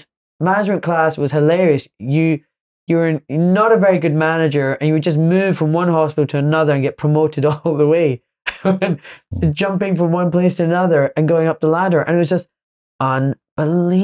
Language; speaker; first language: English; native; English